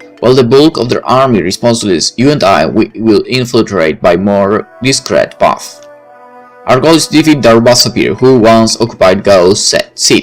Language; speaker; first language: English; non-native, fluent; Polish